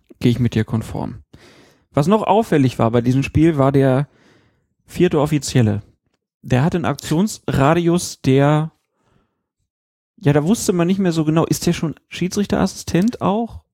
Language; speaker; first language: German; native; German